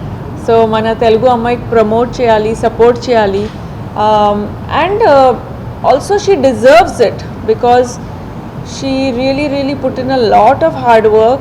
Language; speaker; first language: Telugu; non-native, fluent; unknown